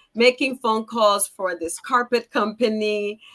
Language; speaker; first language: English; early bilingual, other home language; Haitian Creole